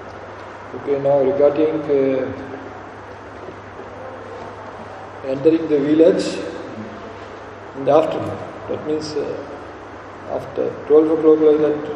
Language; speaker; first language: English; non-native, fluent; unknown